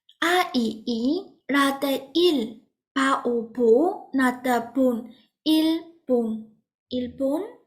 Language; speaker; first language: Korean; non-native, fluent; Burmese